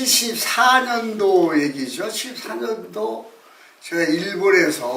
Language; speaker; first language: Korean; native; Korean